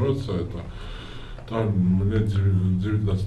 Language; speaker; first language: Russian; non-native, fluent; Georgian